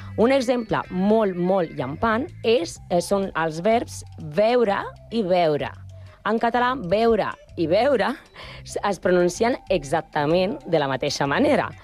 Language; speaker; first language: Catalan; non-native, learner; Spanish